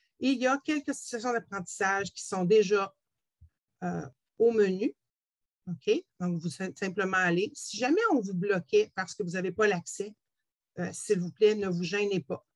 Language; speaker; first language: French; native; French